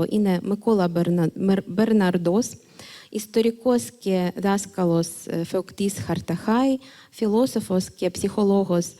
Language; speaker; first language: Greek; non-native, fluent; Ukrainian